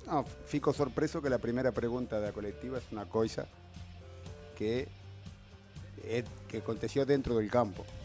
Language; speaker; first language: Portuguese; non-native, learner; Spanish